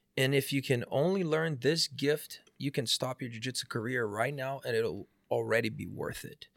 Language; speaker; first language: English; non-native, fluent; Portuguese